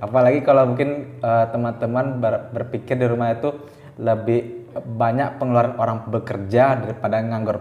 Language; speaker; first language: Indonesian; native; Indonesian